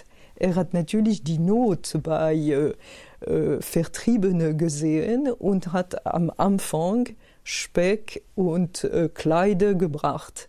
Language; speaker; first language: German; non-native, fluent; French